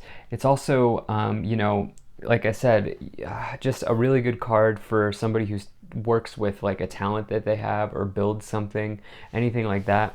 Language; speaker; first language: English; native; English